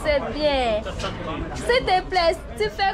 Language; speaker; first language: French; non-native, learner; Ewe